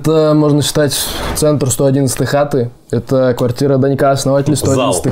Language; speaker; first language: Russian; native; Russian